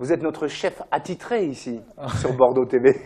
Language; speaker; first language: French; native; French